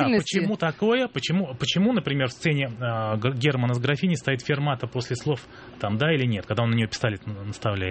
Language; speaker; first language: Russian; native; Russian